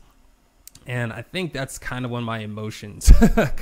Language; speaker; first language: English; native; English